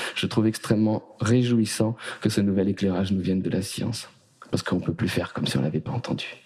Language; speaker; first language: French; native; French